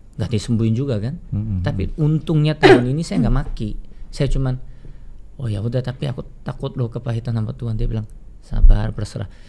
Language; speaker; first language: Indonesian; non-native, fluent; Korean